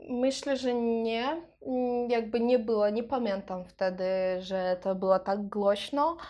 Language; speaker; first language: Polish; non-native, learner; Russian